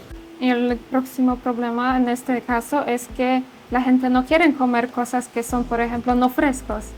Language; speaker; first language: Spanish; non-native, learner; Polish